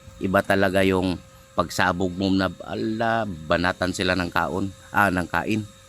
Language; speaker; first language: Filipino; non-native, local second language; Cebuano